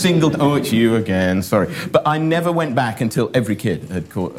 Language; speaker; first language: English; native; English